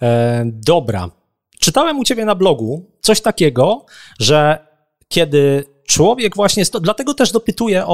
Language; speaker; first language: Polish; native; Polish